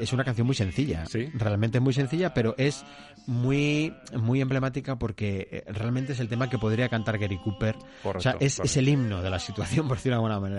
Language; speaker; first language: Spanish; native; Spanish